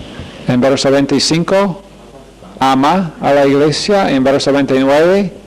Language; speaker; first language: Spanish; non-native, fluent; English